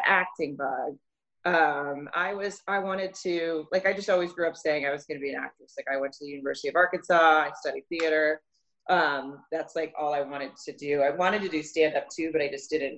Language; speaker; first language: English; native; English